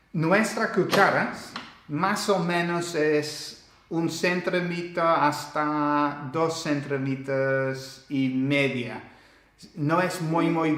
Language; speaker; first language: Spanish; non-native, learner; English